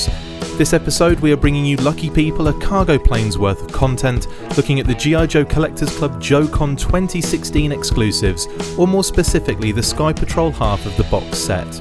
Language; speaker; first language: English; native; English